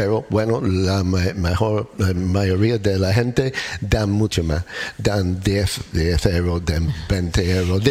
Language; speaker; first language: Spanish; non-native, learner; English